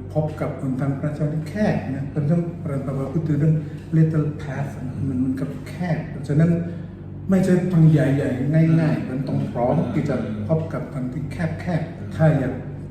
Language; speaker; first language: Thai; non-native, fluent; Indonesian